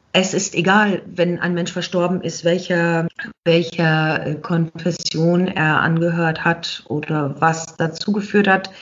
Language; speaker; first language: German; native; German